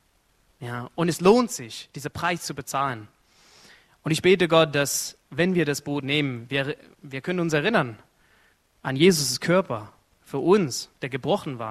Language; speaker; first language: German; non-native, fluent; Arabic